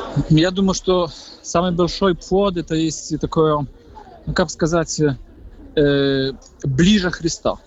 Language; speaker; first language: Russian; non-native, fluent; Polish